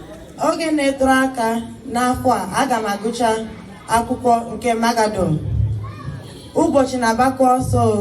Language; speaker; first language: Igbo; early bilingual, heritage; Igbo